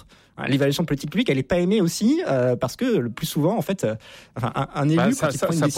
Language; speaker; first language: French; native; French